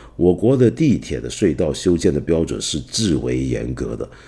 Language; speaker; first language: Chinese; non-native, local second language; Cantonese